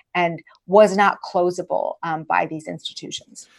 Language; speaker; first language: English; early bilingual, other home language; Persian